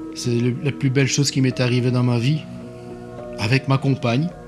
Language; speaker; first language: French; native; French